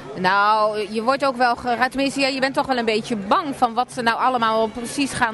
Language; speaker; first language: Dutch; native; Dutch